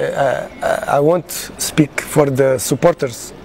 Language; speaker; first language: English; non-native, learner; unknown